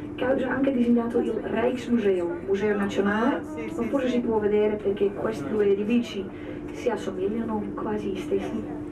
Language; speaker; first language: Italian; non-native, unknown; Dutch